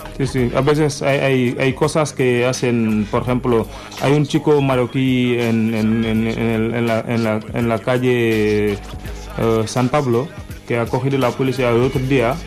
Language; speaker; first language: Spanish; non-native, learner; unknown